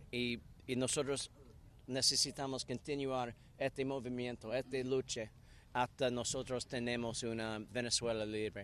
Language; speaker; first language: Spanish; non-native, learner; English